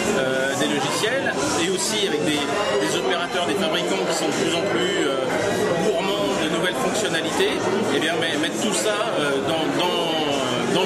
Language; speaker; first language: French; native; French